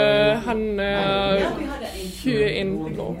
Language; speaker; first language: Norwegian; non-native, learner; German